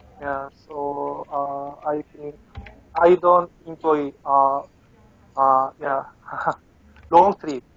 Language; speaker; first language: English; non-native, learner; Korean